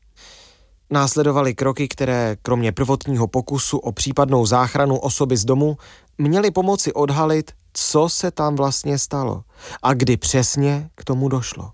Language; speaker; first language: Czech; native; Czech